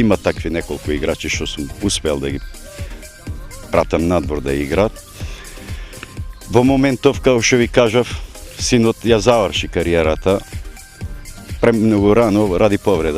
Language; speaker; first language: Macedonian; native; Macedonian